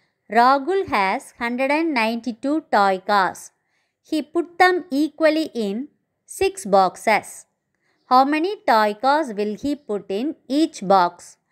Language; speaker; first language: English; non-native, local second language; Tamil